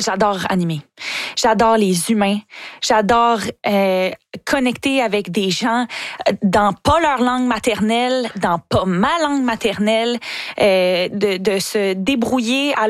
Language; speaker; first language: French; native; French